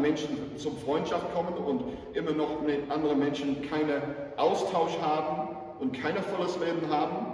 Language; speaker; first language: German; non-native, fluent; English